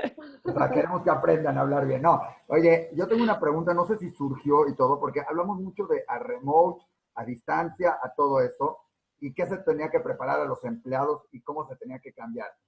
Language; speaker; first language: Spanish; native; Spanish